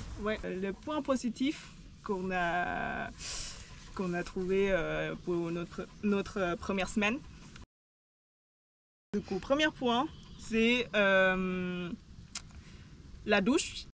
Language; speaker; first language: French; non-native, learner; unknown